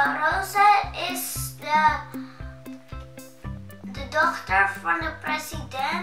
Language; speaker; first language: Dutch; early bilingual, other home language; Indonesian